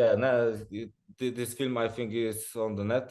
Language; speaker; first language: English; non-native, learner; Polish